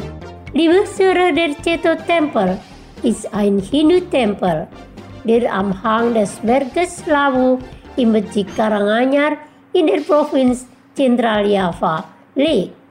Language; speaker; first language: German; non-native, learner; Indonesian